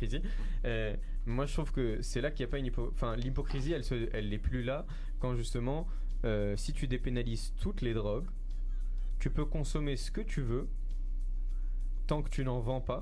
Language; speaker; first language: French; native; French